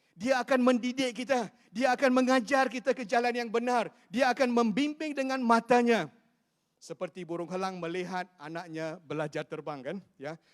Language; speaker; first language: Malay; non-native, local second language; Chinese